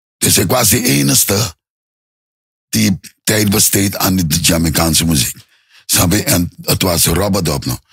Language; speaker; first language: Dutch; non-native, local second language; Papiamento